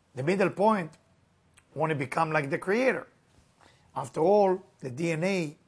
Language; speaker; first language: English; non-native, fluent; Hebrew